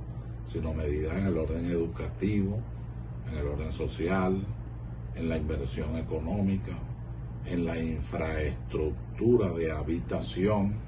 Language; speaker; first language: Spanish; native; Spanish